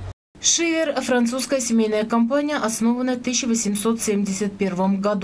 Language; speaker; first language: Russian; non-native, local second language; Tajik